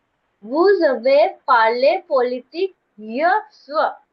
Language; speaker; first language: French; non-native, learner; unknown